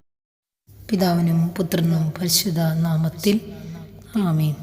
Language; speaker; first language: Malayalam; native; Malayalam